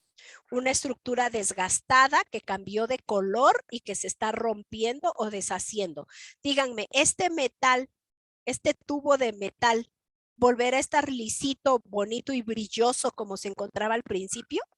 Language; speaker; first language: Spanish; native; Spanish